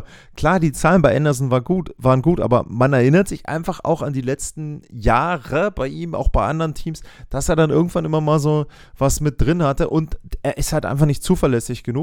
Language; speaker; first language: German; native; German